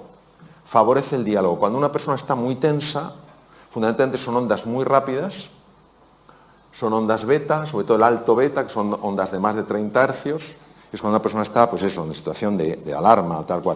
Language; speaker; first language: Spanish; native; Spanish